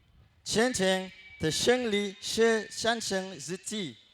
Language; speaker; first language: Chinese; non-native, learner; Indonesian